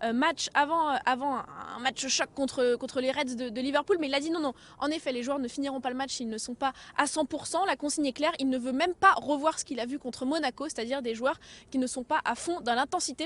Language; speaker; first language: French; native; French